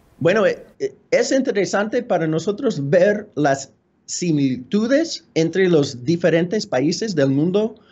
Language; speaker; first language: Spanish; non-native, fluent; English